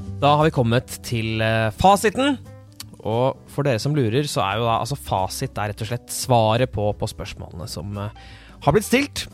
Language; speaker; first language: Norwegian; native; Norwegian